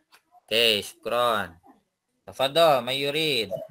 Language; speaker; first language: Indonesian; native; Indonesian